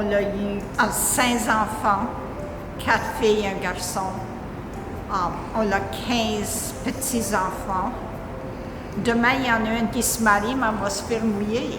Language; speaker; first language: French; native; French